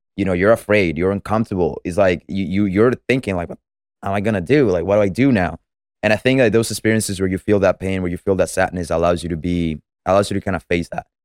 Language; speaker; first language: English; non-native, fluent; Spanish